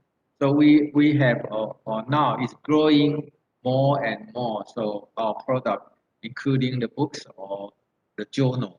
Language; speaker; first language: English; non-native, fluent; Thai